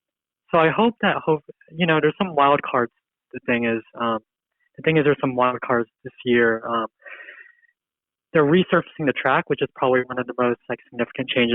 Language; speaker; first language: English; native; English